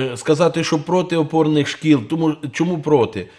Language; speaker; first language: Ukrainian; native; Ukrainian